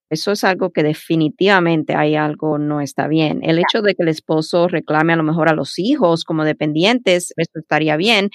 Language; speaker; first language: Spanish; early bilingual, heritage; Spanish